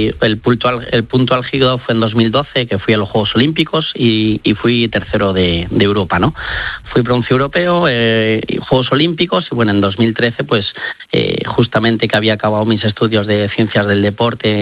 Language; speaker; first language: Spanish; native; Spanish